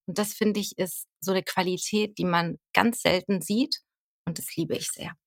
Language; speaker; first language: German; native; German